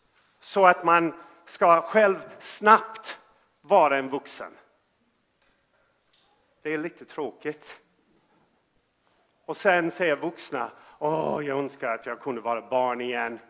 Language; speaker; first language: Swedish; non-native, fluent; English